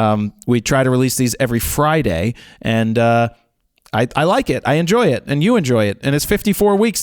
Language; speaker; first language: English; native; English